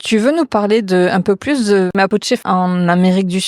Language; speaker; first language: French; native; French